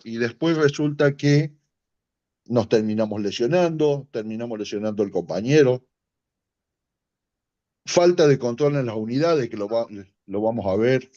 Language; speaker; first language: Spanish; native; Spanish